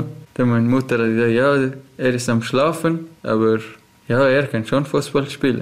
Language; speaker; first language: German; non-native, learner; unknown